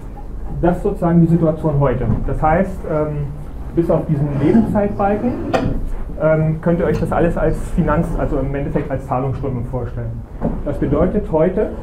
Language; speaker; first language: German; native; German